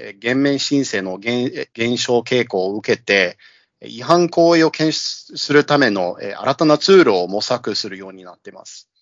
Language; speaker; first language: Japanese; non-native, fluent; English